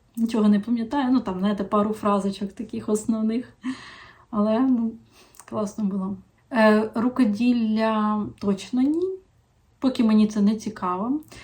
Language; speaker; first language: Ukrainian; non-native, local second language; Russian